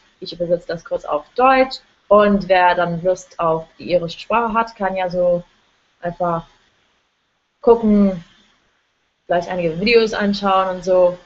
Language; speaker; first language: German; non-native, fluent; English